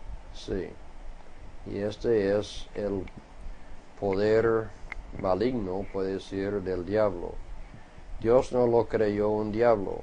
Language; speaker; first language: Spanish; non-native, fluent; English